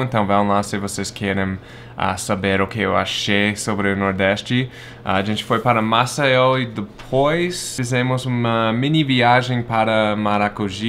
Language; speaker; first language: Portuguese; non-native, fluent; English